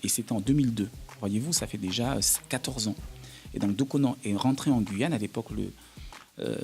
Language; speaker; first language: French; native; French